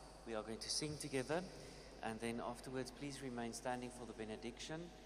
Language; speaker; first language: English; non-native, local second language; Afrikaans